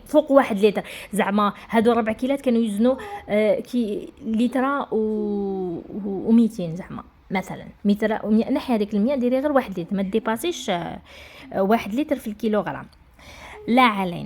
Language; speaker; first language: Arabic; native; Arabic